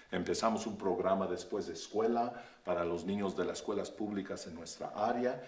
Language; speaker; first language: Spanish; early bilingual, other home language; English